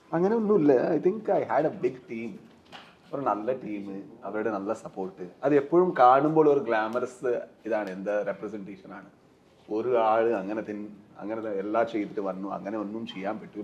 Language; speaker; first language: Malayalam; non-native, learner; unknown